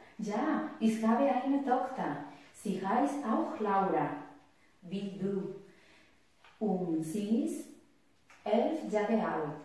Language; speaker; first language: German; non-native, learner; Spanish